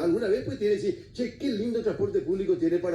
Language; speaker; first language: Spanish; native; Spanish